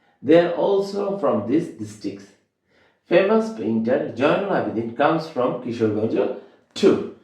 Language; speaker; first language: English; non-native, local second language; Bangla